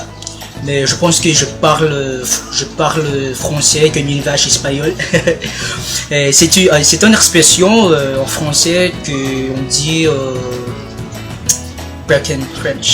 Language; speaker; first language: French; non-native, learner; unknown